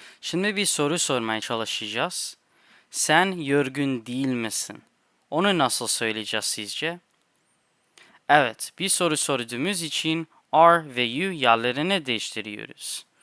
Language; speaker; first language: Turkish; non-native, fluent; English